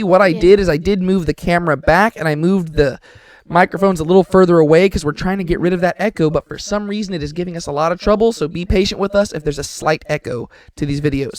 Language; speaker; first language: English; native; English